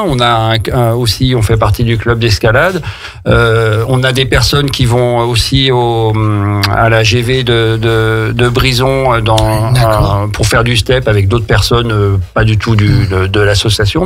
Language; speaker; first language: French; native; French